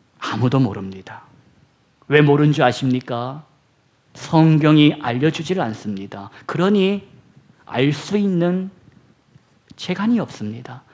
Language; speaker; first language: Korean; native; Korean